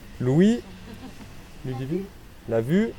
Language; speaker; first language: French; native; French